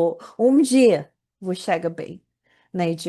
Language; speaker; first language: Portuguese; non-native, learner; English